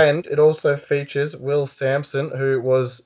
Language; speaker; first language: English; native; English